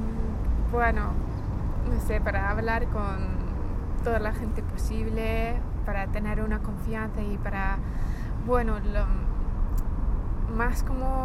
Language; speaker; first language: Spanish; non-native, fluent; English